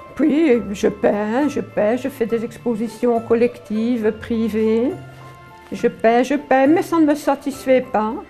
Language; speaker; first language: French; early bilingual, other home language; Polish